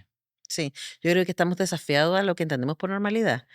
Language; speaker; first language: Spanish; native; Spanish